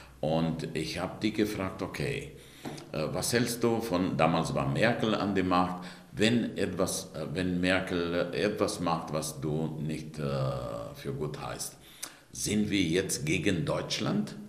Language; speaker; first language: German; non-native, fluent; Romanian